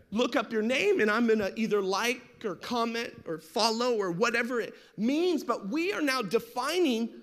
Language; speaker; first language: English; native; English